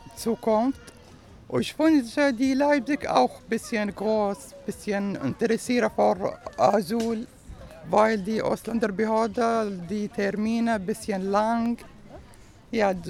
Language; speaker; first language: German; non-native, learner; Arabic